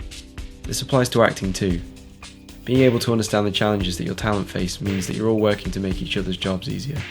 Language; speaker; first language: English; native; English